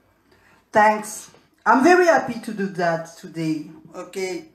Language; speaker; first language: English; non-native, learner; French